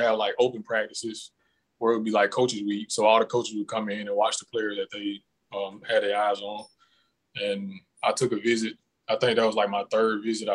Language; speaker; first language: English; native; English